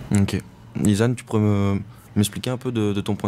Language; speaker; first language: French; native; French